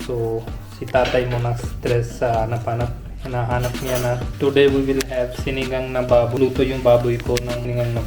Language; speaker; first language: Filipino; non-native, learner; Punjabi